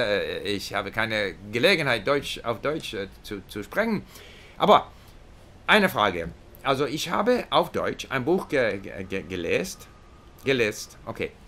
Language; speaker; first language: German; non-native, learner; English